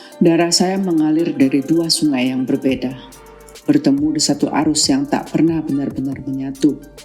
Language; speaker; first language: Indonesian; native; Indonesian